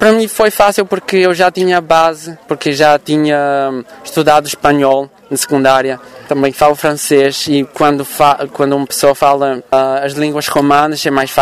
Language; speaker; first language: Portuguese; non-native, fluent; Bulgarian